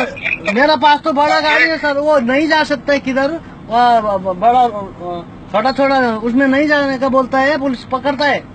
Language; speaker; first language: Hindi; non-native, learner; Nepali